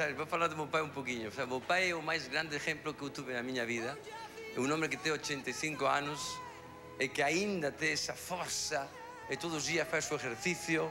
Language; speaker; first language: Portuguese; non-native, fluent; Spanish